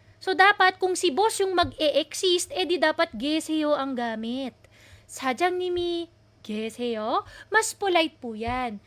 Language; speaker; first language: Filipino; native; Filipino